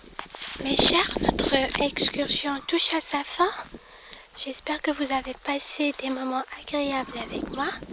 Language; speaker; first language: French; non-native, local second language; Arabic